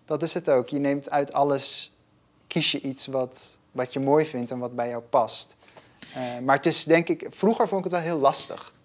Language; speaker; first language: Dutch; native; Dutch